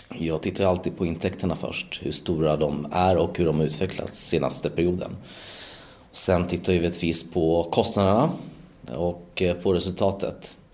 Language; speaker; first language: Swedish; native; Swedish